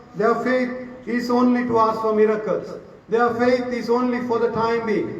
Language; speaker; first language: English; non-native, local second language; Sinhala